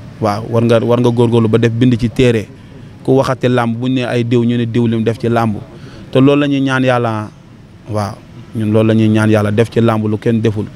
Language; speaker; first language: Wolof; non-native, local second language; Jola-Fonyi